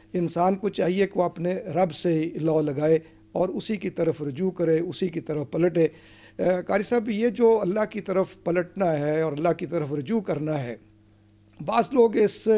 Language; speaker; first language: Urdu; native; Urdu